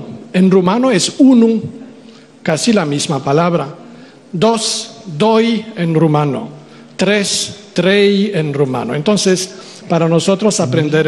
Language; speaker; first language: Spanish; non-native, fluent; Romanian